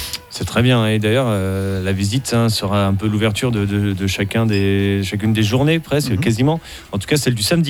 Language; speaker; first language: French; native; French